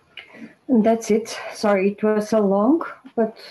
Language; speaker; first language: English; non-native, fluent; Portuguese